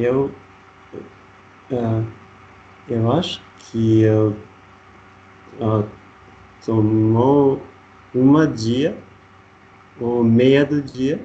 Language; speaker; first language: Portuguese; non-native, learner; Russian